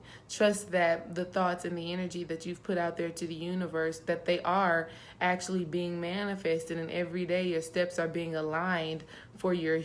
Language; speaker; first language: English; native; English